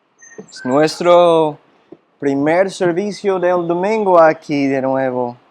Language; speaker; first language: Spanish; non-native, fluent; English